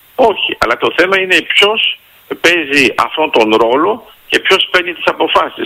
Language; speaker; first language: Greek; early bilingual, heritage; Greek